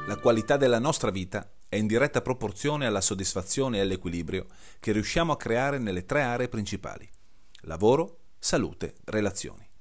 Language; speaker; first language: Italian; native; Italian